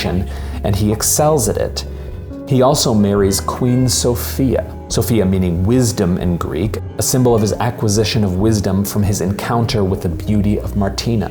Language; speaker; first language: English; native; English